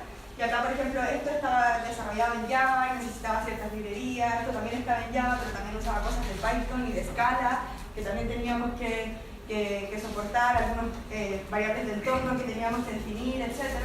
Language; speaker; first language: Spanish; native; Spanish